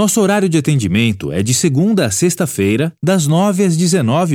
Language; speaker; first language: Portuguese; native; Portuguese